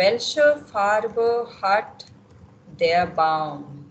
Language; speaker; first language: German; non-native, fluent; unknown